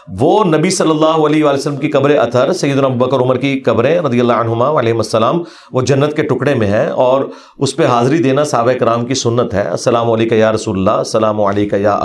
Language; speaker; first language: Urdu; non-native, local second language; Punjabi